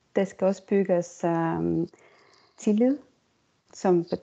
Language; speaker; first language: Danish; non-native, fluent; Estonian